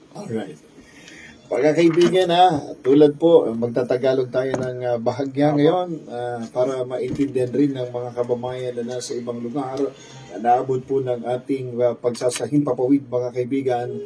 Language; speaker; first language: Filipino; non-native, local second language; Bikol